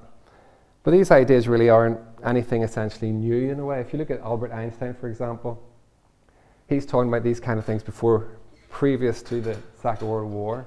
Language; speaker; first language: English; native; English